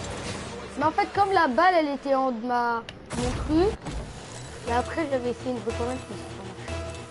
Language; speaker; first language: French; native; French